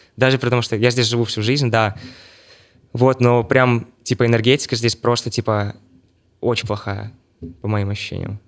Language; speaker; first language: Russian; native; Russian